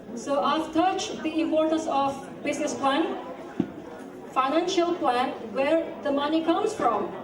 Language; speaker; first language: English; non-native, fluent; Indonesian